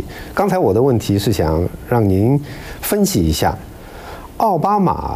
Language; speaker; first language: Chinese; native; Chinese